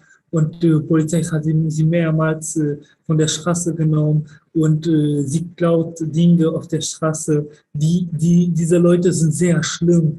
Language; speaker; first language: German; early bilingual, other home language; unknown